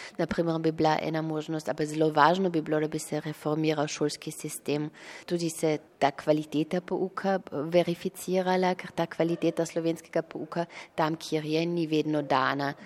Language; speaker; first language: Slovenian; early bilingual, heritage; Slovenian